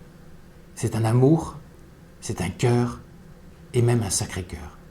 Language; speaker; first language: French; native; French